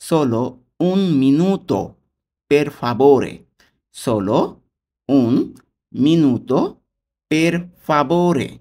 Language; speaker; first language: Italian; non-native, learner; Bangla